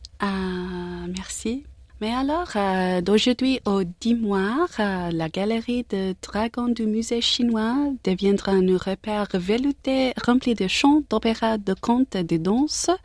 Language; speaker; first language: French; non-native, learner; English